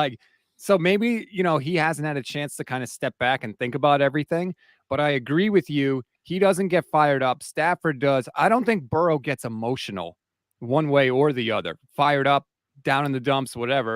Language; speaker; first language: English; native; English